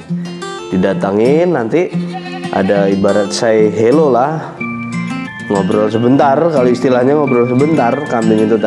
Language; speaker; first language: Indonesian; non-native, local second language; Javanese